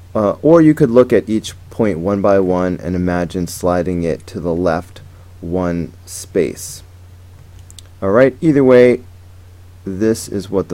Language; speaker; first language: English; native; English